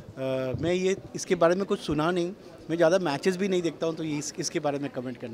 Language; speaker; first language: Hindi; non-native, local second language; Bangla